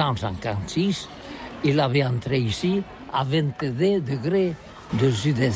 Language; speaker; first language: French; non-native, learner; Catalan